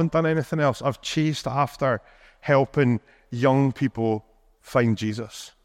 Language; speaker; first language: English; native; English